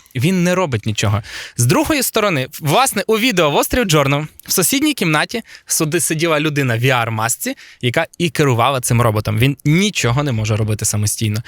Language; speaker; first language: Ukrainian; non-native, local second language; Russian